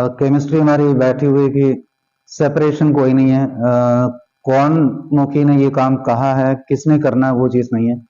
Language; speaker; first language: Hindi; non-native, local second language; Punjabi